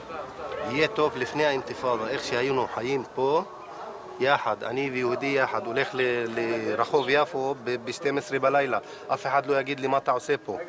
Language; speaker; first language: Hebrew; non-native, local second language; Arabic